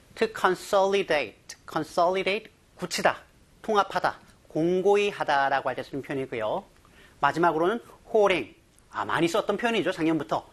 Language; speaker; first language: Korean; native; Korean